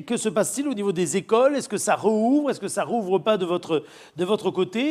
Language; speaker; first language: French; native; French